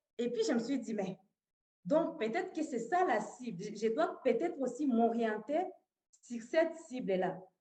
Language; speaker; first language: French; non-native, local second language; Swahili